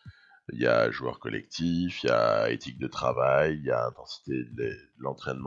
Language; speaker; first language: French; native; French